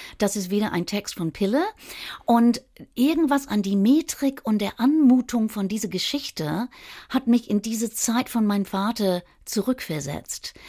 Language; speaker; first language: German; non-native, fluent; English